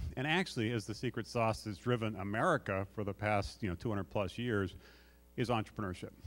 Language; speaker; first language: English; native; English